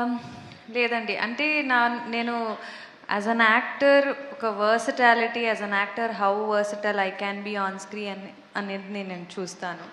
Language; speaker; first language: Telugu; non-native, fluent; Kannada